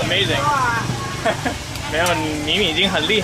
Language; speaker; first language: Chinese; non-native, fluent; English